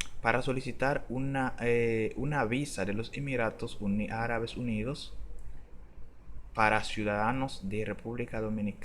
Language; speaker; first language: Spanish; non-native, learner; Haitian Creole